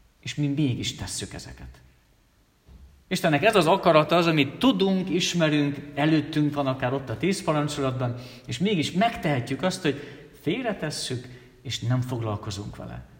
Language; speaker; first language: Hungarian; native; Hungarian